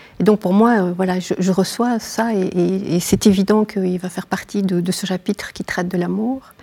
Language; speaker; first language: French; native; French